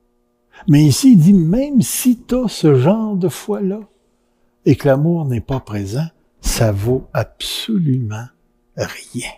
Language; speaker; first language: French; native; French